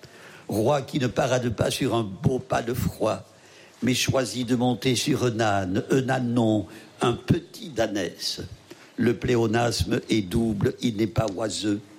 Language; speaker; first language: French; native; French